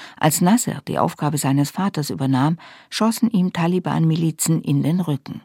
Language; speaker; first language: German; native; German